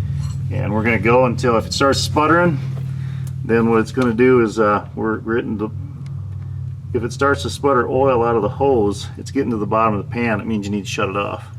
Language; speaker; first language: English; native; English